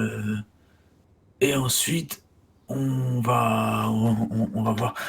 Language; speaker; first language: French; native; French